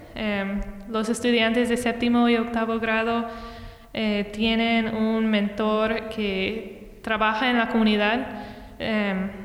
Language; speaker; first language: Spanish; non-native, fluent; English